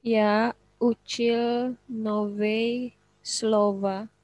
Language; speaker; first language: Russian; non-native, learner; Indonesian